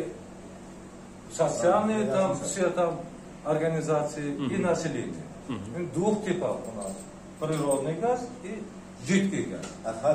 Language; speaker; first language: Russian; non-native, local second language; Uzbek